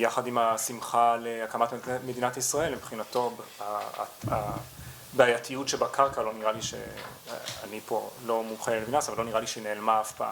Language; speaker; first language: Hebrew; native; Hebrew